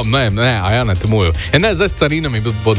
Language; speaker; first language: Slovenian; native; Slovenian